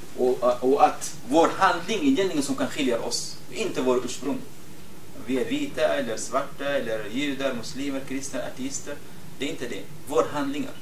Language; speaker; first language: Swedish; non-native, fluent; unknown